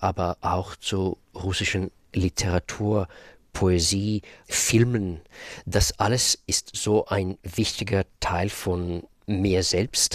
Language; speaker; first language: German; non-native, fluent; Russian